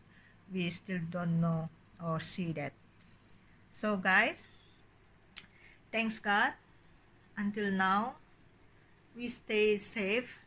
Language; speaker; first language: English; non-native, learner; Indonesian